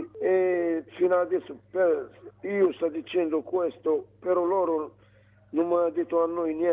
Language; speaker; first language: Italian; non-native, learner; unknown